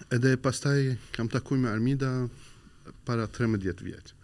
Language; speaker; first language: Albanian; non-native, learner; Arabic